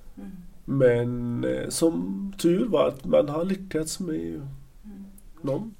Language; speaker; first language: Swedish; non-native, fluent; Arabic